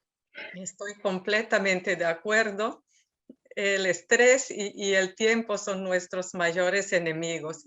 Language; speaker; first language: Spanish; non-native, fluent; Serbian